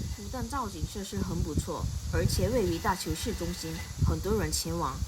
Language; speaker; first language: Chinese; non-native, learner; Korean